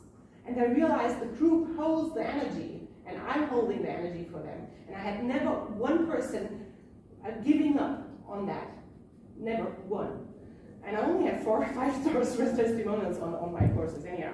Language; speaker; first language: English; non-native, fluent; German